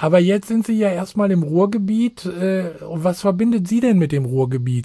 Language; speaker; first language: German; native; German